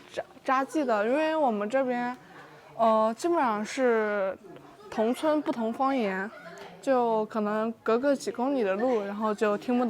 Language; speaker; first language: Chinese; native; Chinese